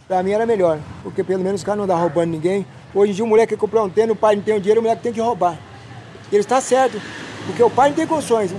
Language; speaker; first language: Portuguese; native; Portuguese